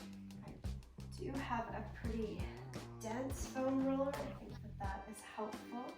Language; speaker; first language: English; native; English